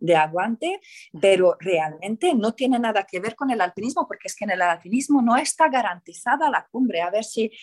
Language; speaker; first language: Spanish; non-native, fluent; Hungarian